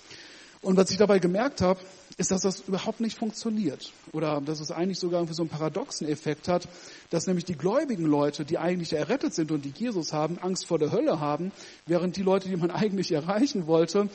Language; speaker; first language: German; native; German